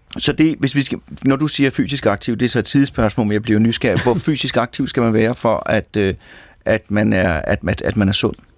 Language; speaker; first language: Danish; native; Danish